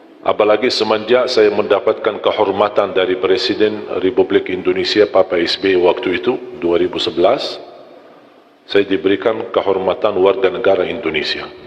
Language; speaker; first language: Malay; non-native, fluent; Arabic